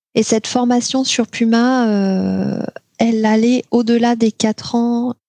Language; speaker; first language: French; native; French